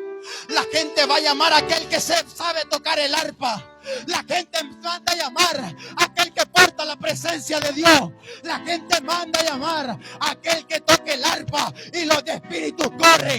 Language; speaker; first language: Spanish; native; Spanish